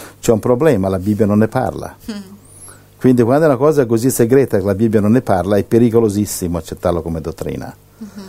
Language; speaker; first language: Italian; native; Italian